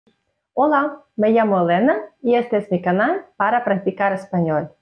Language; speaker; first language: Spanish; non-native, fluent; Russian